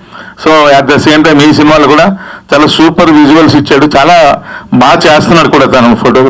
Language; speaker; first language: Telugu; native; Telugu